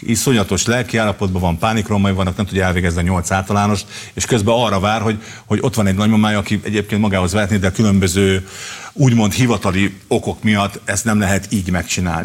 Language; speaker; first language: Hungarian; native; Hungarian